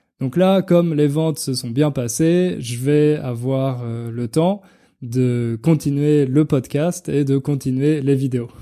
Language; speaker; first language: French; native; French